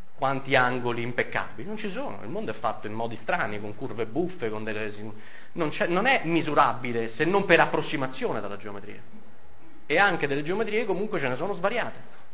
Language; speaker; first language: Italian; native; Italian